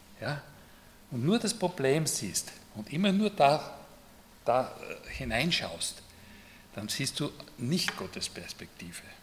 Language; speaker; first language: German; native; German